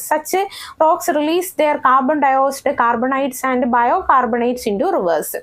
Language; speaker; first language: English; non-native, local second language; Malayalam